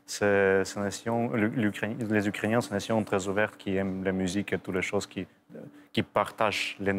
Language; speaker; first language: French; non-native, fluent; Ukrainian